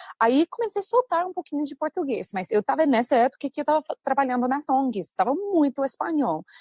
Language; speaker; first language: Portuguese; non-native, fluent; English